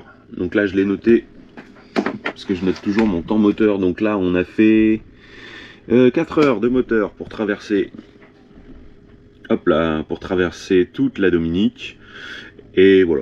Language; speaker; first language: French; native; French